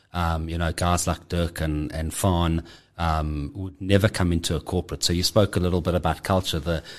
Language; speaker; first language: English; native; English